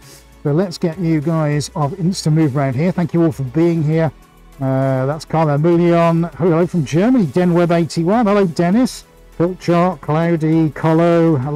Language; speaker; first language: English; native; English